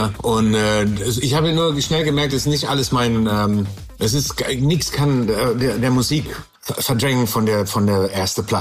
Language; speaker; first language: German; non-native, learner; English